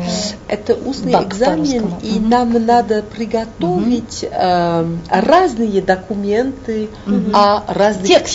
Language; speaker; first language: Russian; non-native, fluent; French